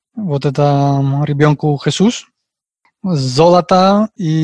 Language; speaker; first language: Russian; non-native, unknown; Spanish